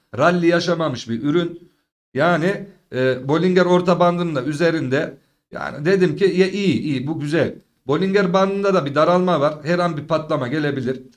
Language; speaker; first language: Turkish; native; Turkish